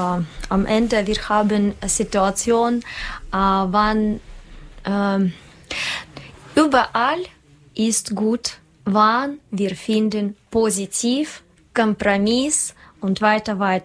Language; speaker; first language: German; non-native, learner; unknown